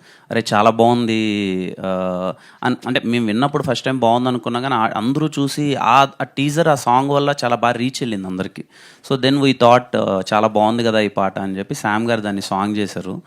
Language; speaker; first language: Telugu; native; Telugu